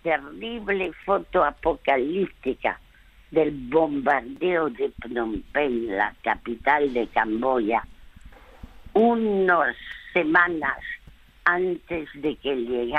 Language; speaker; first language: Spanish; early bilingual, other home language; French